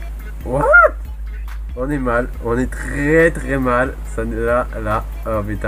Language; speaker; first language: French; native; French